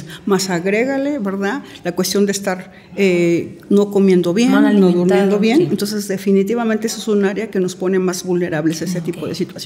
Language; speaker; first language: Spanish; native; Spanish